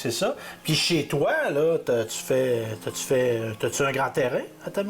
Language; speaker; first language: French; native; French